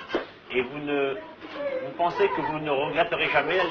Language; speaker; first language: French; native; French